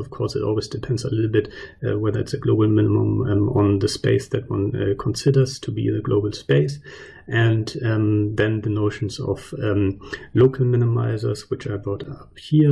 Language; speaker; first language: English; non-native, fluent; German